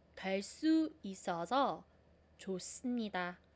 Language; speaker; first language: Korean; non-native, fluent; Filipino